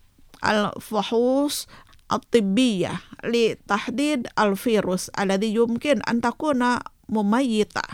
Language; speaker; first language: Arabic; non-native, fluent; Indonesian